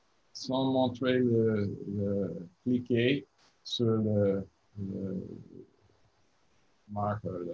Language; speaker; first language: French; non-native, learner; English